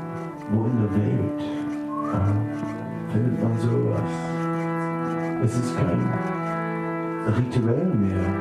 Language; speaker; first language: German; non-native, fluent; Dutch